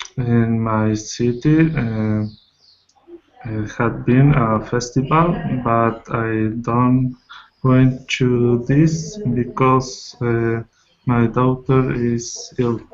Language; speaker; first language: English; non-native, learner; Spanish